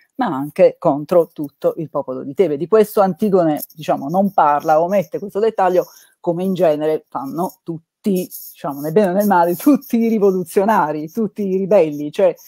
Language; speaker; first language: Italian; native; Italian